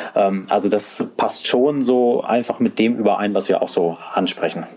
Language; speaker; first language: German; native; German